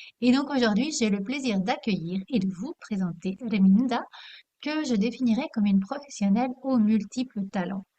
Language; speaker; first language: French; native; French